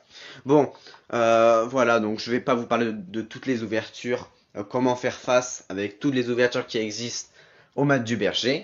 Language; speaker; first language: French; native; French